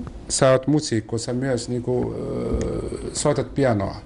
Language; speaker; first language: Finnish; non-native, fluent; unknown